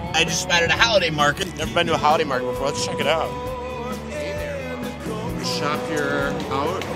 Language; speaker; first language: English; native; English